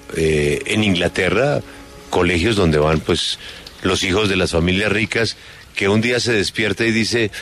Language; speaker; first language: Spanish; native; Spanish